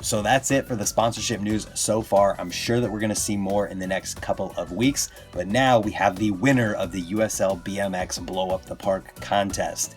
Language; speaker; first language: English; native; English